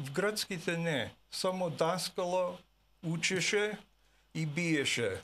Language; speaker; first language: Bulgarian; early bilingual, heritage; Bulgarian